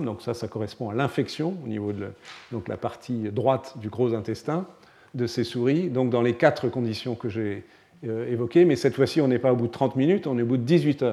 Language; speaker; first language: French; native; French